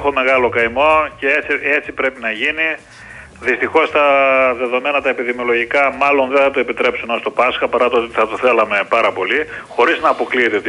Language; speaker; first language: Greek; native; Greek